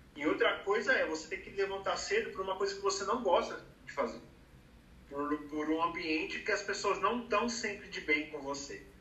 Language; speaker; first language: Portuguese; native; Portuguese